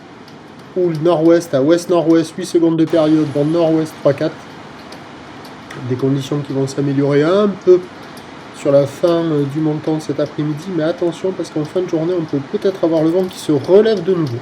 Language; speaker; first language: French; native; French